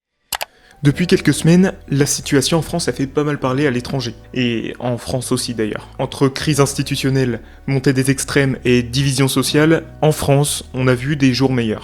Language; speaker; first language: French; native; French